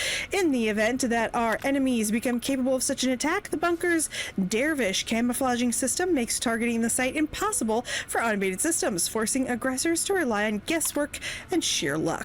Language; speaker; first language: English; native; English